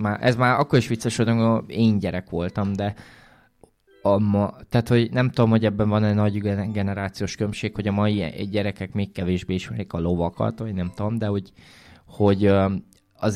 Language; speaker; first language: Hungarian; native; Hungarian